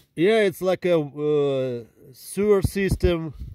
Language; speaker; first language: English; non-native, learner; Russian